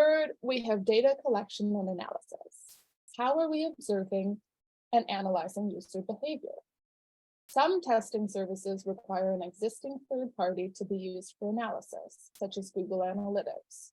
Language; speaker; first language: English; native; English